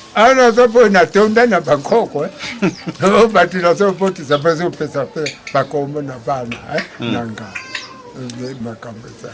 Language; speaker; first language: Lingala; non-native, local second language; Kongo